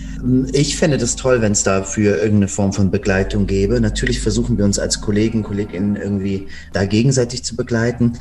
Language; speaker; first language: German; native; German